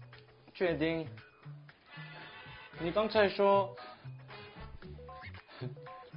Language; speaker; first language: Chinese; non-native, learner; Korean